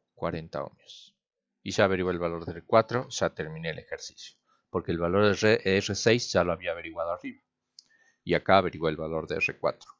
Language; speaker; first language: Spanish; native; Spanish